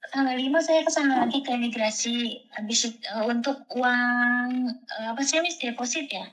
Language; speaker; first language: Indonesian; native; Indonesian